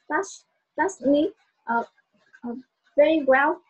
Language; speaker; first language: English; non-native, learner; Vietnamese